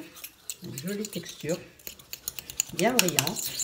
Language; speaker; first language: French; native; French